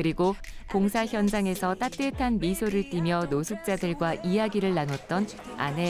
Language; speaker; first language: Korean; native; Korean